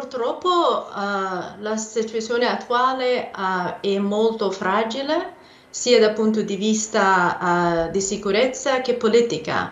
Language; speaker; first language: Italian; non-native, fluent; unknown